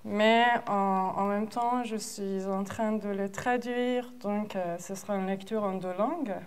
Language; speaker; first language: French; non-native, fluent; Persian